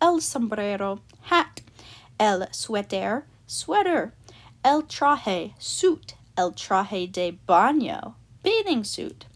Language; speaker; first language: Spanish; non-native, learner; English